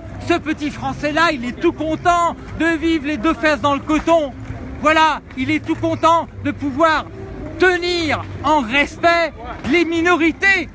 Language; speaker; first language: French; native; French